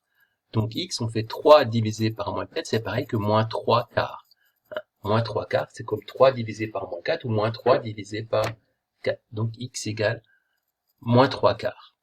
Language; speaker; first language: French; native; French